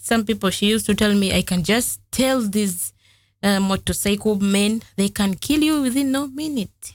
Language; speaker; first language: English; non-native, local second language; Ganda